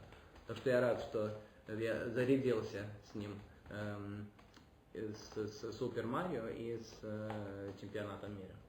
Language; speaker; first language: Russian; early bilingual, heritage; Russian